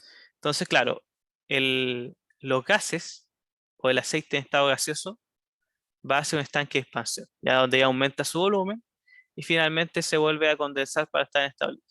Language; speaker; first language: Spanish; native; Spanish